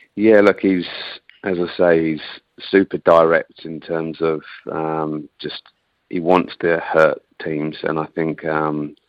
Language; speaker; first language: English; native; English